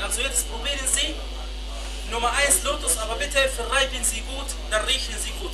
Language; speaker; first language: German; non-native, fluent; Arabic